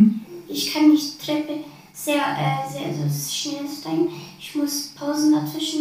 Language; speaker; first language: German; early bilingual, other home language; Arabic